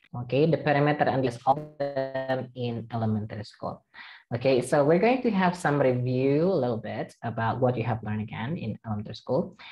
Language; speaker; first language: English; non-native, fluent; Indonesian